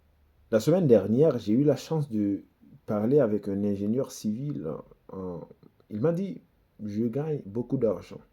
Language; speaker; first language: French; non-native, local second language; Haitian Creole